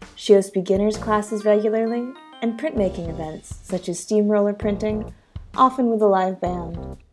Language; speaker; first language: English; native; English